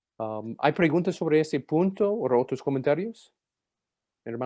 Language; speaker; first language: Spanish; non-native, fluent; English